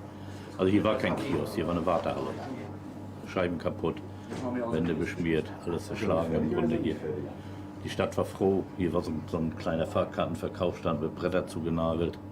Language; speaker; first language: German; native; German